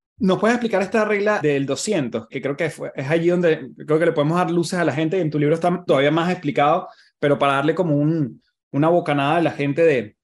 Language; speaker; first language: Spanish; native; Spanish